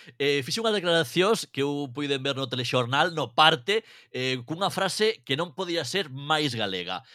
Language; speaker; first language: Galician; native; Galician